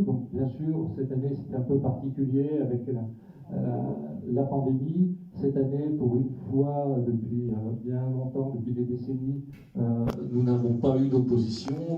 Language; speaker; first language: French; native; French